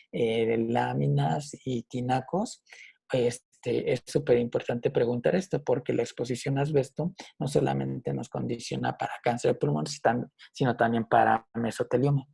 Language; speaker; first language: Spanish; native; Spanish